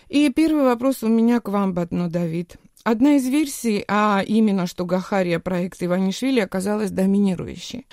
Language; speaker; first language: Russian; non-native, local second language; Georgian